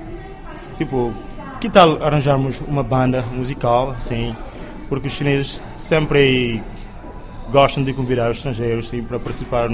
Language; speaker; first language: Portuguese; non-native, local second language; Kabuverdianu